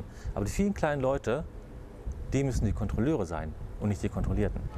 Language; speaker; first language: German; native; German